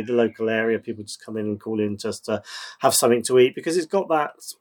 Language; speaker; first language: English; native; English